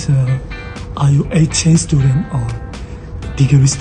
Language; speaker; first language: English; non-native, learner; Burmese